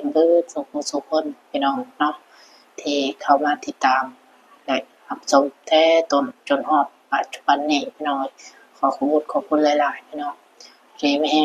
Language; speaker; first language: Thai; non-native, local second language; Lao